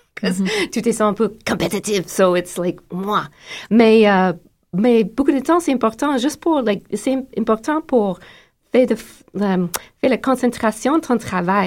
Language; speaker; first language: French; non-native, learner; English